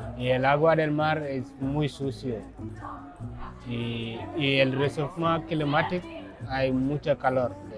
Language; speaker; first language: Spanish; non-native, learner; Wolof